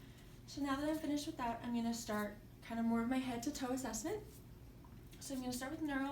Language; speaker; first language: English; native; English